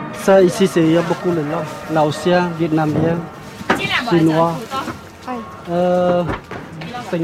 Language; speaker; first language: French; non-native, learner; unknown